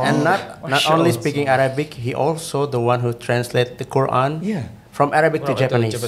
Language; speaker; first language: English; non-native, fluent; Indonesian